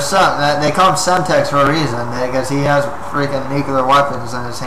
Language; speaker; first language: English; native; English